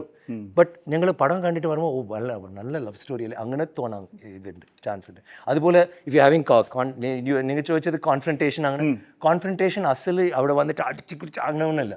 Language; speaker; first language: Malayalam; non-native, fluent; Tamil